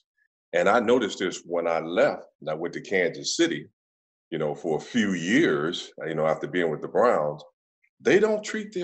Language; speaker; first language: English; native; English